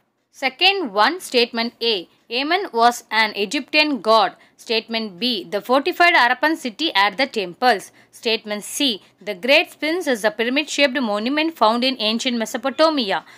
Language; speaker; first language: English; non-native, local second language; Tamil